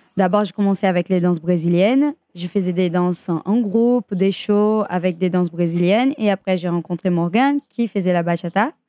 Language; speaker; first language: French; non-native, fluent; Portuguese